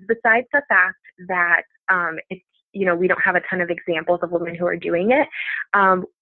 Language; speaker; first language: English; native; English